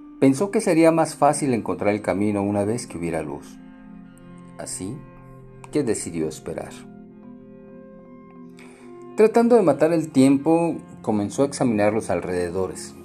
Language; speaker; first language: Spanish; native; Spanish